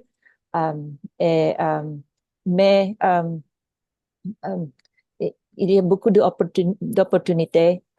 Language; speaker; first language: French; non-native, local second language; Filipino